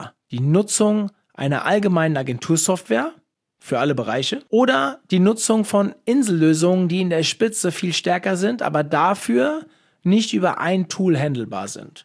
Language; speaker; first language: German; native; German